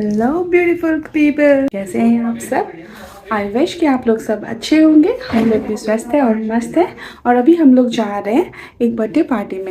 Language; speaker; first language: Hindi; non-native, local second language; Odia